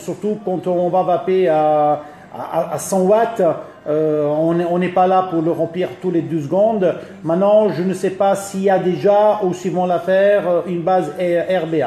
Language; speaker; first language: French; early bilingual, other home language; Italian